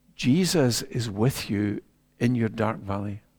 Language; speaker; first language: English; native; English